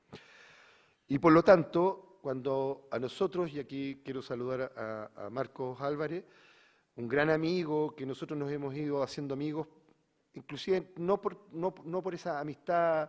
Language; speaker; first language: Spanish; native; Spanish